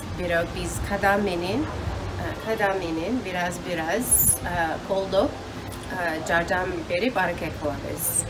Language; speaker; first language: Kyrgyz; non-native, learner; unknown